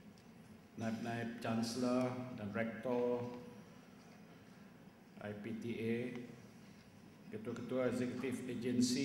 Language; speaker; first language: Malay; native; Malay